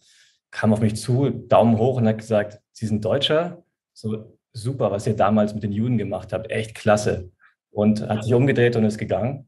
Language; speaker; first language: German; native; German